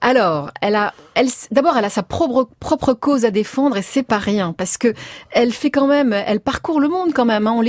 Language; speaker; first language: French; native; French